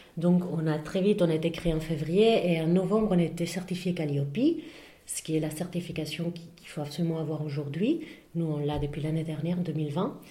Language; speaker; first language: French; non-native, fluent; Spanish